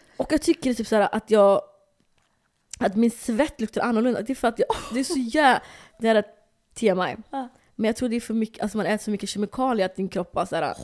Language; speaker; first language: Swedish; early bilingual, other home language; Somali